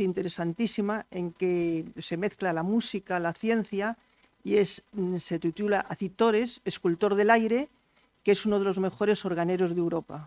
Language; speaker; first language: Spanish; native; Spanish